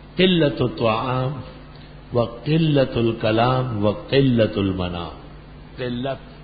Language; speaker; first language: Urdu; non-native, local second language; Pashto